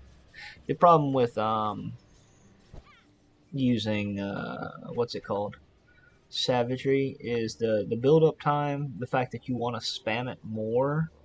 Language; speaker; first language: English; native; English